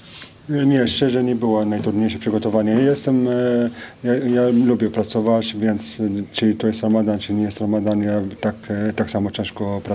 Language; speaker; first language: Polish; non-native, fluent; French